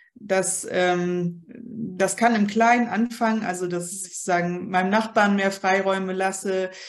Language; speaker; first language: German; early bilingual, other home language; Polish